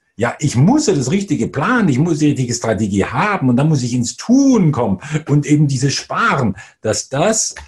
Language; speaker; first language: German; native; German